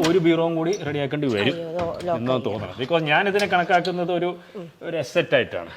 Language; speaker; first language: Malayalam; non-native, local second language; Kannada